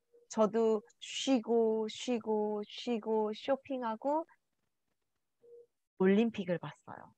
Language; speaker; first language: Korean; native; Korean